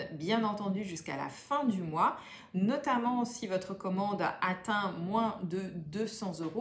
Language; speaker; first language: French; native; French